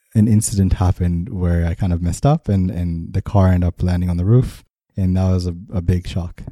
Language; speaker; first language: English; early bilingual, other home language; Hebrew